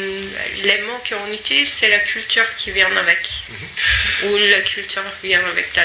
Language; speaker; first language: French; non-native, fluent; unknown